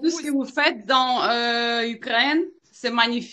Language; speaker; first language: French; non-native, learner; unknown